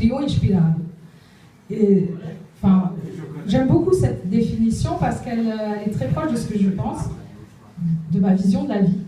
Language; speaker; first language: French; native; French